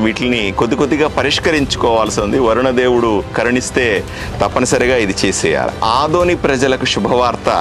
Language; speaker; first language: Telugu; native; Telugu